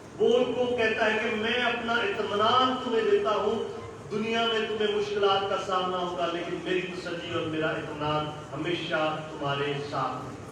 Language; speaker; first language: Urdu; non-native, local second language; Punjabi